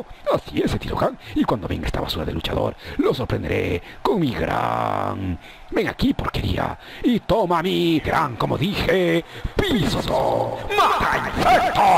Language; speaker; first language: Spanish; native; Spanish